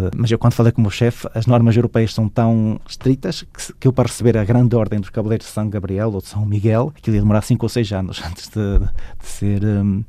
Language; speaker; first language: Portuguese; native; Portuguese